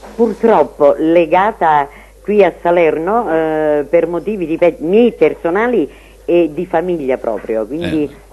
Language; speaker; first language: Italian; native; Italian